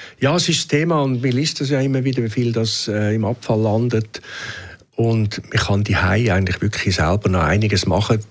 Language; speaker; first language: German; native; German